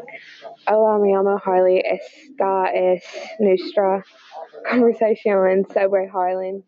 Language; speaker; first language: Spanish; non-native, learner; English